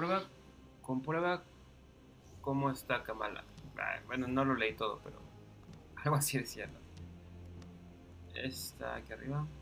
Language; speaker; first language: Spanish; native; Spanish